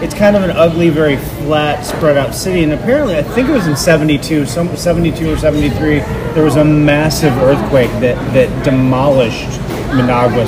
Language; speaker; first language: English; native; English